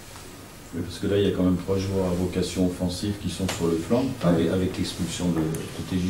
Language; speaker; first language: French; native; French